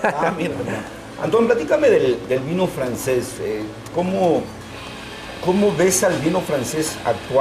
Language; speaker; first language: Spanish; native; Spanish